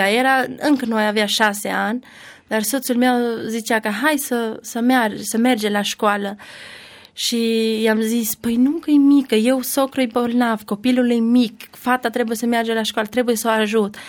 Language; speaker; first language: Romanian; non-native, learner; Albanian